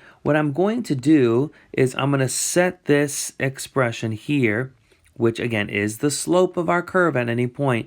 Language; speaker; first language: English; native; English